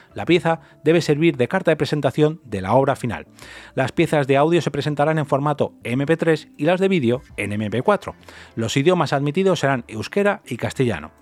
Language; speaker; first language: Spanish; native; Spanish